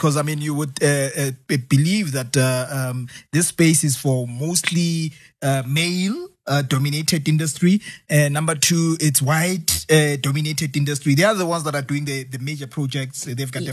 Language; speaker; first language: English; non-native, local second language; Zulu